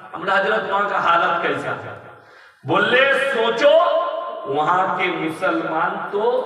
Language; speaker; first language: Hindi; non-native, local second language; Bangla